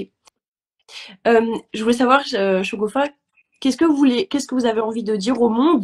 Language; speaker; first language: French; native; French